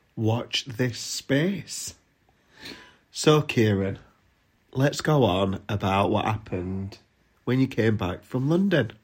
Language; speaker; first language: English; native; English